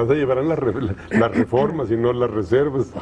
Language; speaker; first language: Spanish; native; Spanish